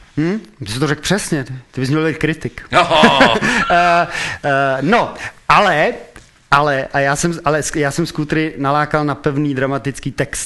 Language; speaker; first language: Czech; native; Czech